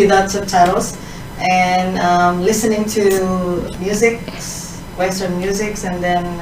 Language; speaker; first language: English; non-native, fluent; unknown